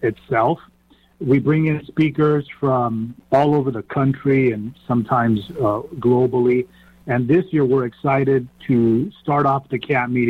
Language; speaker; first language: English; non-native, local second language; Spanish